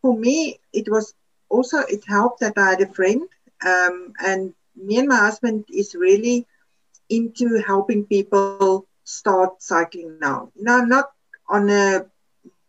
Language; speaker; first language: English; non-native, local second language; Afrikaans